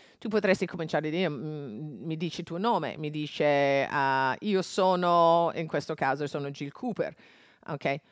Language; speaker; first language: Italian; non-native, fluent; English